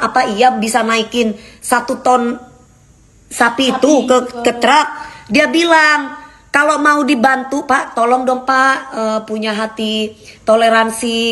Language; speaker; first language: Indonesian; native; Indonesian